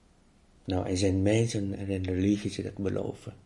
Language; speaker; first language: Dutch; non-native, fluent; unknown